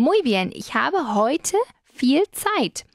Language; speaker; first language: German; non-native, fluent; Spanish